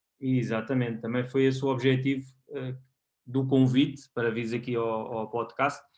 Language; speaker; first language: Portuguese; native; Portuguese